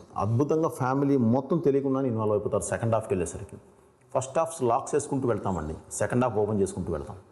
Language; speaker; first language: Telugu; native; Telugu